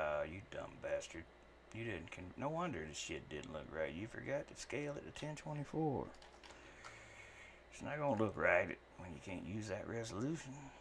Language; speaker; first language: English; native; English